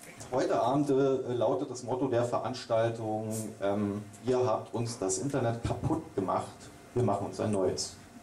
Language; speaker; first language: German; native; German